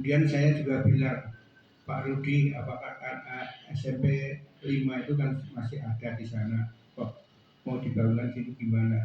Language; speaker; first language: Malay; non-native, local second language; Javanese